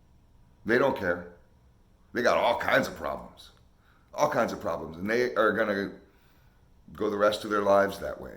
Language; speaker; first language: English; native; English